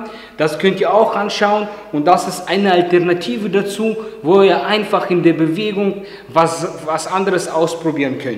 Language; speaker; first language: German; non-native, fluent; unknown